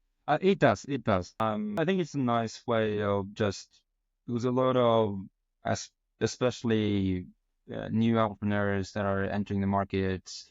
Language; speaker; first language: English; non-native, fluent; Norwegian